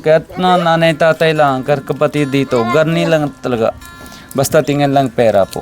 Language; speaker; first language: Filipino; non-native, learner; Punjabi